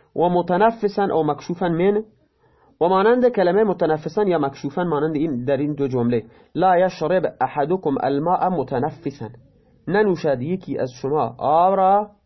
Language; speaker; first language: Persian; non-native, local second language; Baluchi